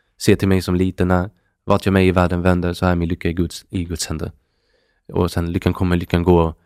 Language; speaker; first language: Swedish; native; Swedish